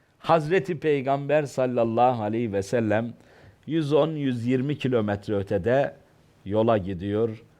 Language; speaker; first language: Turkish; native; Turkish